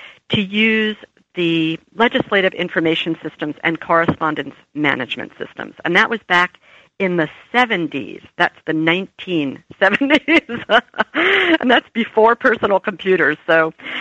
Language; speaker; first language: English; native; English